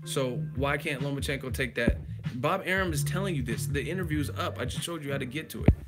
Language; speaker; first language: English; native; English